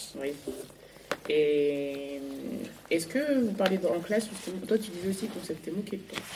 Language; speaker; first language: French; native; French